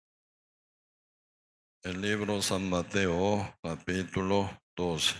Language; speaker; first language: Spanish; non-native, learner; Korean